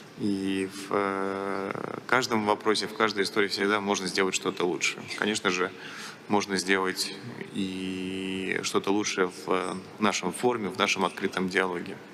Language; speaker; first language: Russian; native; Russian